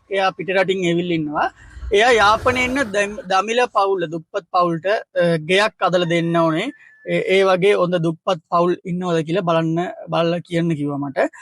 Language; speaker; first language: Sinhala; non-native, local second language; Tamil